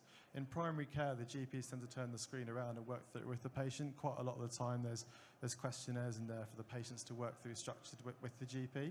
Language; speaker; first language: English; native; English